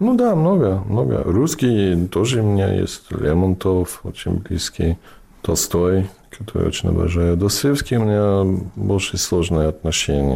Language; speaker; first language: Russian; non-native, fluent; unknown